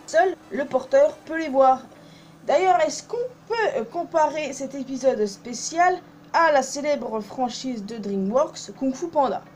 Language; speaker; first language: French; native; French